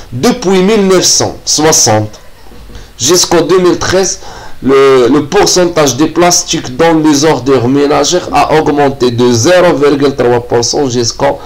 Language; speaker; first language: French; non-native, local second language; Arabic